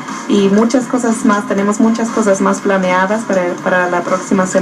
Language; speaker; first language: Spanish; non-native, fluent; German